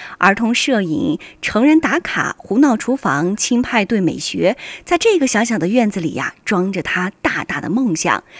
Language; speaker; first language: Chinese; native; Chinese